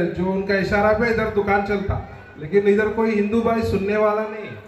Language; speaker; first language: Hindi; non-native, local second language; Telugu